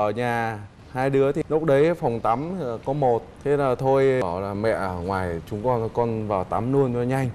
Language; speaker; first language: Vietnamese; native; Vietnamese